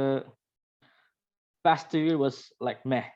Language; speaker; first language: English; non-native, learner; Indonesian